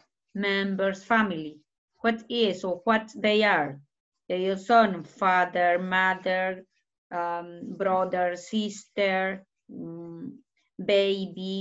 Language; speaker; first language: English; non-native, learner; Spanish